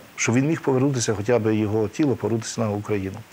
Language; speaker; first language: Ukrainian; native; Ukrainian